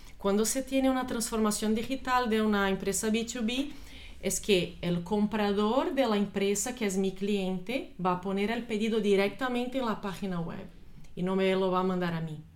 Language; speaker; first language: Spanish; non-native, fluent; Portuguese